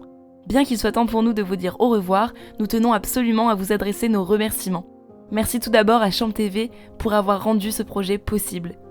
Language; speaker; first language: French; native; French